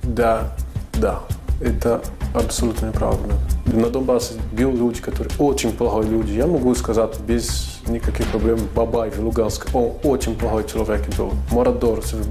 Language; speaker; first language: Russian; non-native, learner; Portuguese